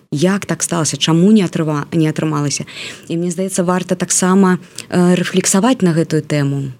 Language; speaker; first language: Belarusian; native; Belarusian